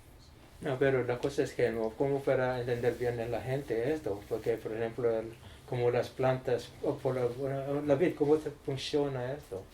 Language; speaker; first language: Spanish; non-native, learner; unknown